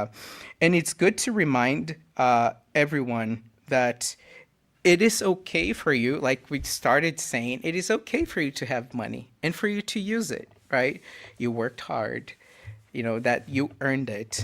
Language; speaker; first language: English; non-native, fluent; Portuguese